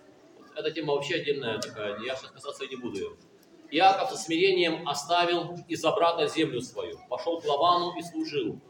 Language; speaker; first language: Russian; native; Russian